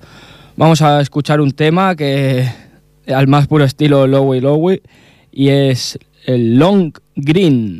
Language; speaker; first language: Spanish; native; Spanish